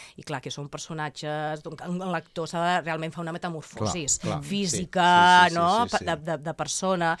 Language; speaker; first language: Catalan; non-native, local second language; Spanish